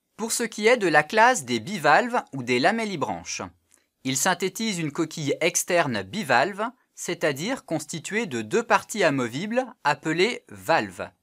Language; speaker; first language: French; native; French